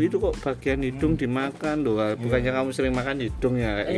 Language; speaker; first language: Indonesian; non-native, local second language; Javanese